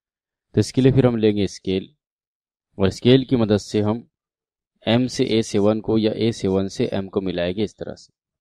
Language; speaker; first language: Urdu; native; Urdu